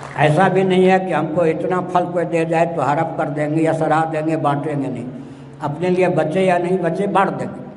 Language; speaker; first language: Hindi; non-native, local second language; Maithili